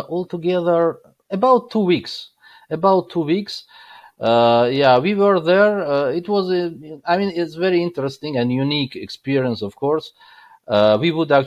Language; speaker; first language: English; non-native, fluent; Azerbaijani